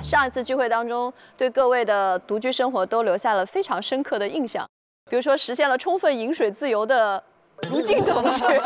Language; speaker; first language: Chinese; native; Chinese